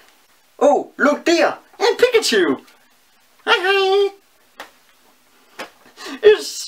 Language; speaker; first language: English; non-native, learner; Danish